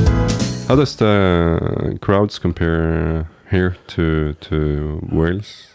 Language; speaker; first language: English; non-native, fluent; Norwegian